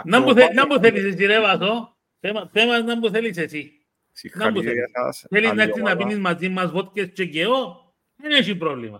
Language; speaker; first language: Greek; native; Greek